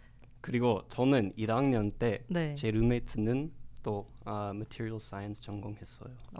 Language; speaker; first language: Korean; non-native, learner; English